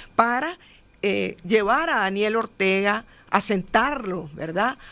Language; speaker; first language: Spanish; native; Spanish